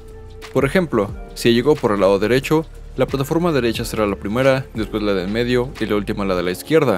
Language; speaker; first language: Spanish; native; Spanish